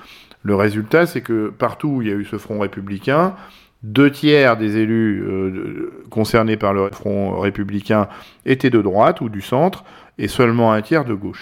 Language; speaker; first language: French; native; French